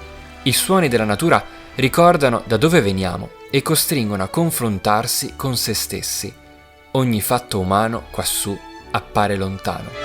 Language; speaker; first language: Italian; native; Italian